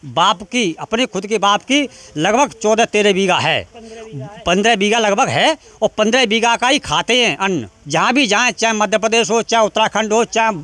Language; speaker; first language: Hindi; native; Hindi